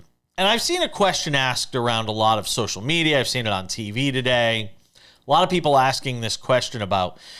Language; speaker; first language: English; native; English